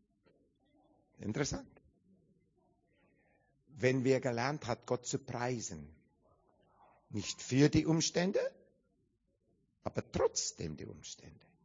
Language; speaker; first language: German; non-native, learner; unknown